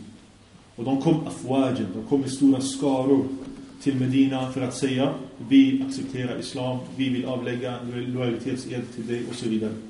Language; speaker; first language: Swedish; early bilingual, other home language; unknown